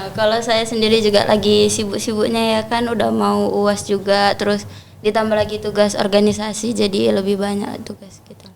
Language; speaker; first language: Indonesian; non-native, local second language; Javanese